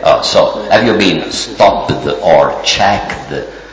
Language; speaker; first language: English; non-native, fluent; Italian